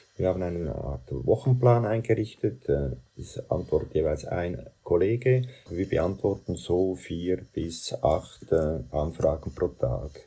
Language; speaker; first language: German; native; German